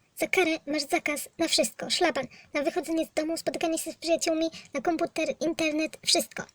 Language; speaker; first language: Polish; native; Polish